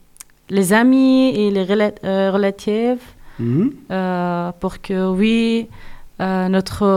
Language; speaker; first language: French; non-native, learner; Persian